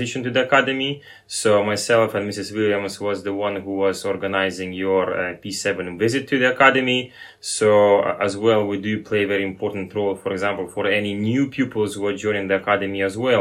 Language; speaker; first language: English; non-native, fluent; Lithuanian